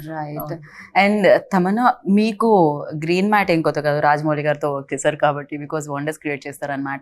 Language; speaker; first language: Telugu; native; Telugu